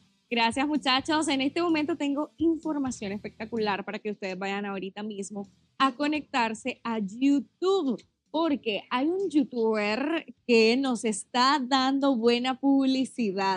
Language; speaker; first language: Spanish; native; Spanish